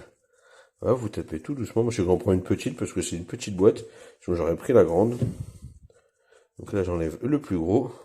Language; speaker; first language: French; native; French